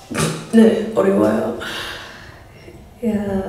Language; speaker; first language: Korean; non-native, learner; English